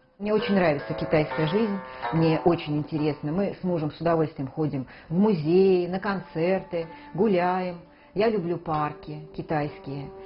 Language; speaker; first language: Russian; native; Russian